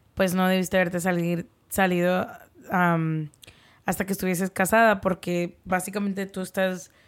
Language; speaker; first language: Spanish; early bilingual, heritage; Spanish